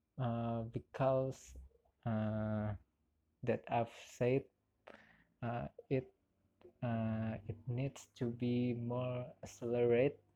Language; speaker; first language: English; non-native, learner; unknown